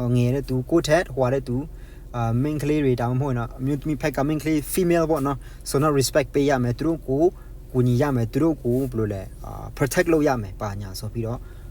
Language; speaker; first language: Burmese; non-native, local second language; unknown